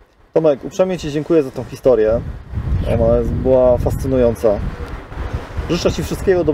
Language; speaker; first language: Polish; native; Polish